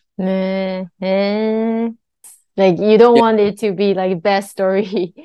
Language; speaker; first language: English; non-native, learner; Chinese